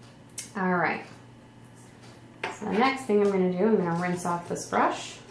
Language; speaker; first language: English; native; English